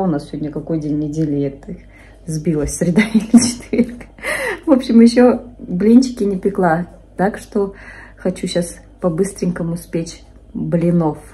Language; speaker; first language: Russian; native; Russian